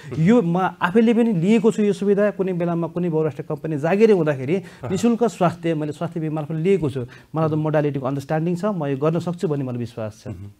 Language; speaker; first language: Nepali; native; Nepali